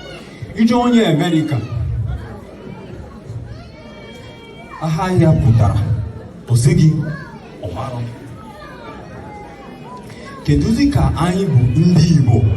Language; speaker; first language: Igbo; early bilingual, heritage; Igbo